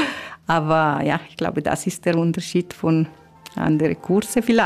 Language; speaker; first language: German; non-native, fluent; Italian